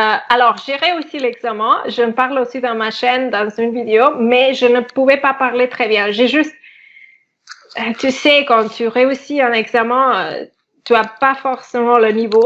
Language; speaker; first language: French; non-native, fluent; Catalan